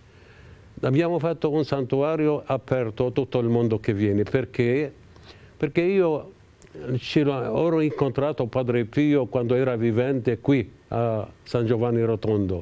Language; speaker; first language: Italian; non-native, fluent; Arabic